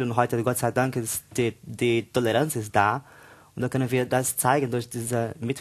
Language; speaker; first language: German; non-native, learner; Portuguese